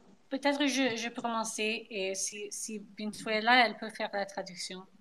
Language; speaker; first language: French; non-native, fluent; English